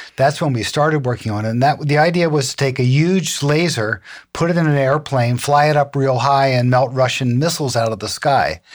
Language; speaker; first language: English; native; English